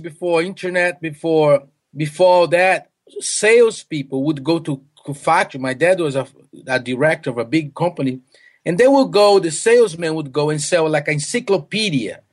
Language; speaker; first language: English; non-native, fluent; Portuguese